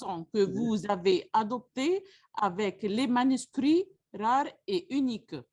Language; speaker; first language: French; non-native, learner; Arabic